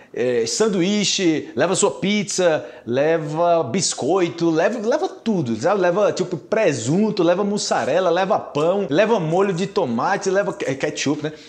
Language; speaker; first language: Portuguese; native; Portuguese